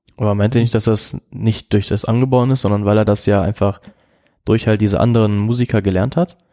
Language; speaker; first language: German; native; German